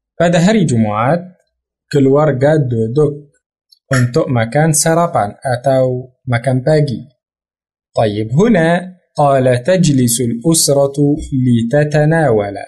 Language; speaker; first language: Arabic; non-native, fluent; Indonesian